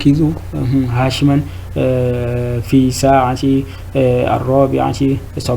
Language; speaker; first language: Arabic; non-native, fluent; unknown